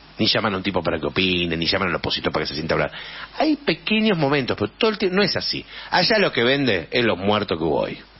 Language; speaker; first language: Spanish; native; Spanish